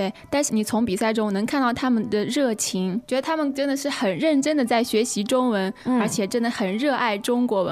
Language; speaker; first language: Chinese; native; Chinese